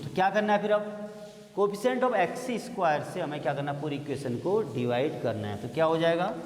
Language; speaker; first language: Hindi; native; Hindi